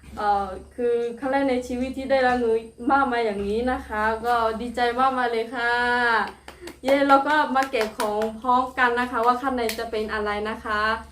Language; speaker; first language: Thai; non-native, local second language; Akha